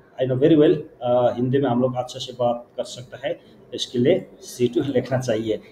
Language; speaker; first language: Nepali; native; Nepali